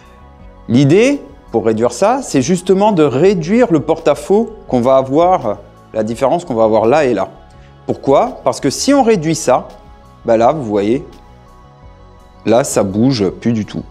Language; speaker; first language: French; native; French